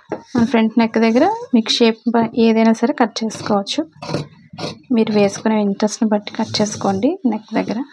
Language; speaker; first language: Telugu; native; Telugu